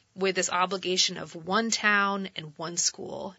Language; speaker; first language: English; native; English